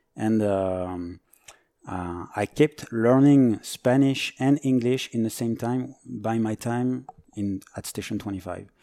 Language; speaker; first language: English; non-native, fluent; French